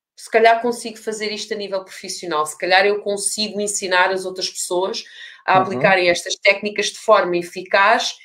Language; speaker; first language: Portuguese; early bilingual, other home language; English